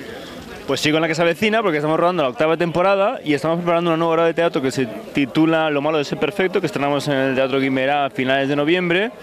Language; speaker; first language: Spanish; native; Spanish